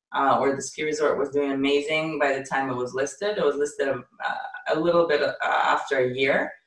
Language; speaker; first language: English; non-native, fluent; Ukrainian